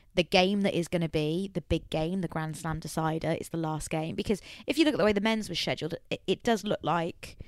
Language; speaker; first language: English; native; English